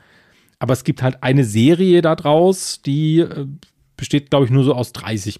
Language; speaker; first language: German; native; German